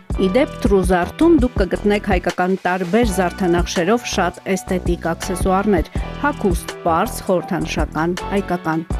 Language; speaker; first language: Armenian; native; Armenian